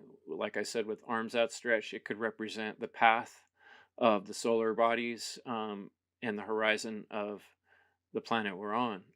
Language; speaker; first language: English; native; English